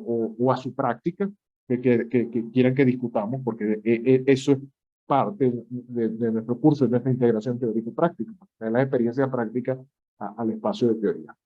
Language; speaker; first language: Spanish; native; Spanish